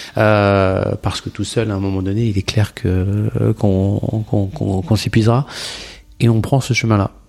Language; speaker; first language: French; native; French